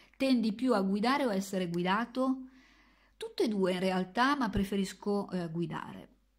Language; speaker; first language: Italian; native; Italian